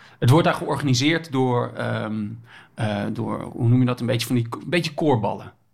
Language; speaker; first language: Dutch; native; Dutch